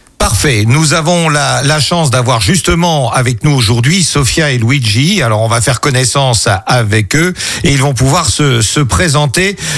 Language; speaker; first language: French; native; French